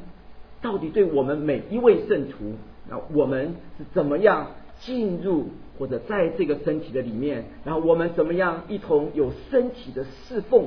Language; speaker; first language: Chinese; native; Chinese